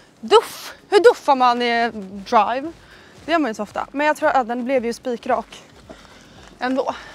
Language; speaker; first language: Swedish; native; Swedish